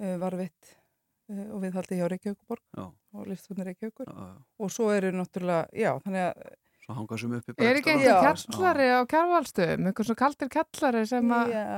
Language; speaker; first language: Icelandic; native; Icelandic